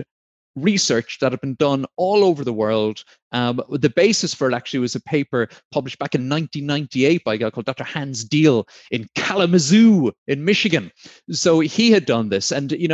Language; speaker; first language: English; native; English